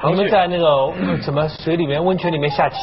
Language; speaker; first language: Chinese; native; Chinese